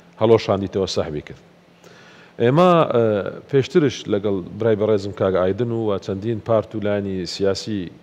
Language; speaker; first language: Central Kurdish; non-native, local second language; Assyrian Neo-Aramaic